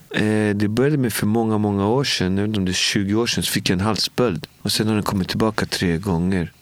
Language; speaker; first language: Swedish; native; Swedish